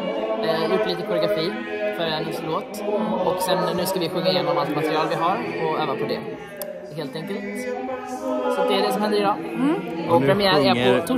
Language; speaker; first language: Swedish; native; Swedish